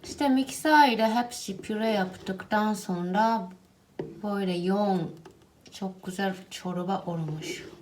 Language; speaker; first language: Turkish; non-native, fluent; Japanese